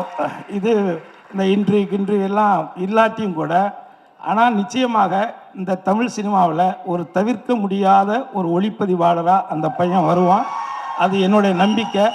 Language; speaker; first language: Tamil; native; Tamil